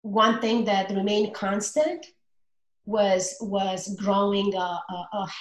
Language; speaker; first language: English; non-native, fluent; Romanian